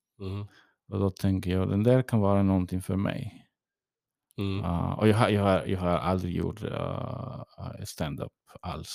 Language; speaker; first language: Swedish; early bilingual, heritage; English